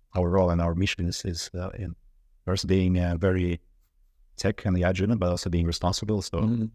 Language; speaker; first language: English; non-native, fluent; Russian